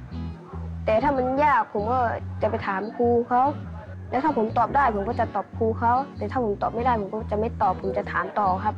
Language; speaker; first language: Thai; early bilingual, other home language; Shan